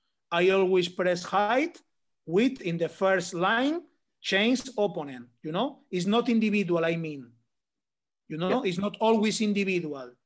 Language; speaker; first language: English; non-native, learner; Spanish